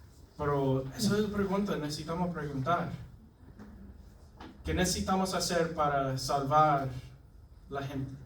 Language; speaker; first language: Spanish; non-native, learner; English